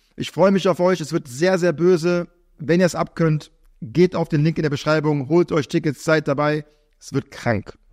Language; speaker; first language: German; native; German